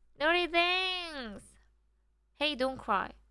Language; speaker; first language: English; non-native, learner; Korean